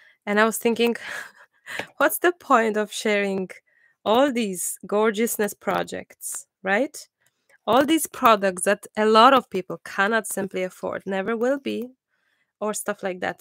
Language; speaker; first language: English; non-native, fluent; Polish